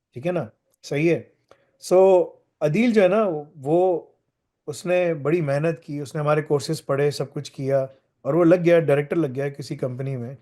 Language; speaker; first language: Urdu; native; Urdu